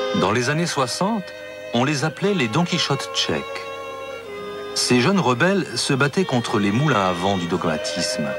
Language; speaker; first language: French; native; French